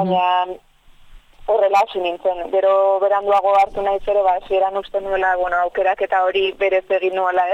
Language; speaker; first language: Basque; native; Basque